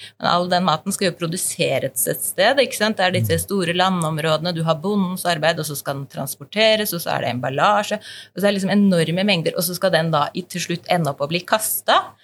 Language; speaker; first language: Norwegian; native; Norwegian